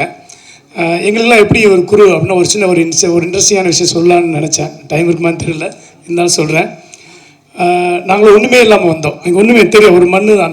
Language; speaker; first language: Tamil; native; Tamil